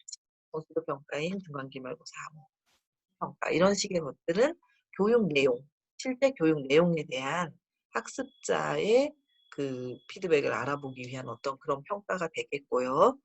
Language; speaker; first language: Korean; native; Korean